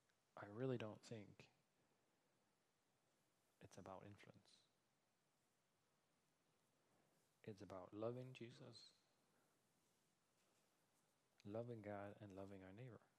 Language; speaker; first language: English; non-native, fluent; Danish